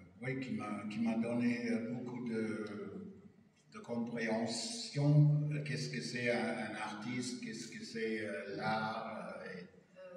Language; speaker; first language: French; non-native, fluent; German